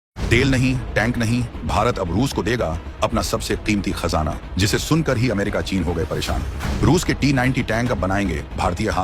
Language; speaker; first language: Hindi; native; Hindi